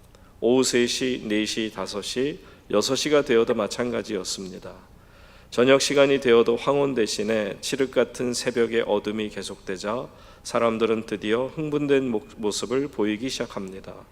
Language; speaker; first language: Korean; native; Korean